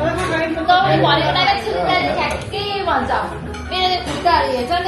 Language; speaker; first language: Filipino; non-native, learner; Nepali